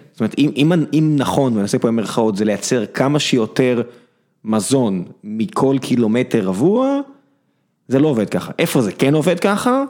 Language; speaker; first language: Hebrew; native; Hebrew